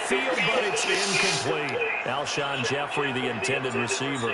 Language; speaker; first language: English; native; English